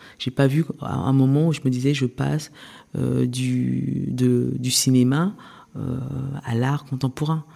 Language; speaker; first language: French; early bilingual, other home language; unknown